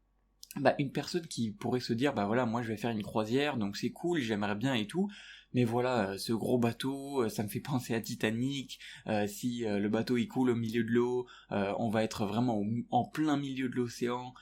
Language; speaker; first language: French; native; French